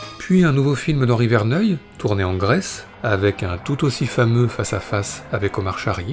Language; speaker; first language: French; native; French